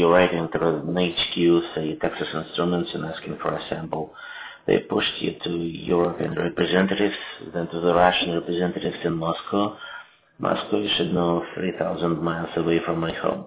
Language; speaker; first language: English; non-native, learner; Russian